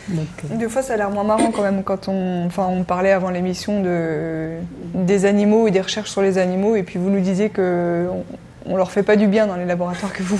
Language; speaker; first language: French; native; French